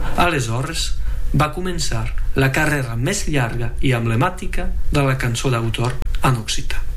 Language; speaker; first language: Catalan; non-native, fluent; French